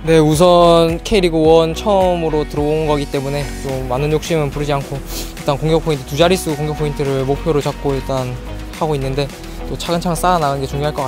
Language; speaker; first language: Korean; native; Korean